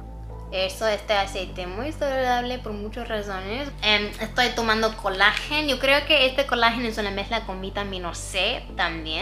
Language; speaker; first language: Spanish; non-native, fluent; English